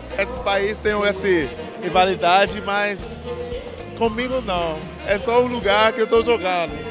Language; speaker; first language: Portuguese; non-native, fluent; English